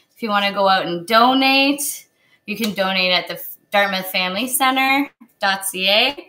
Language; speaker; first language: English; native; English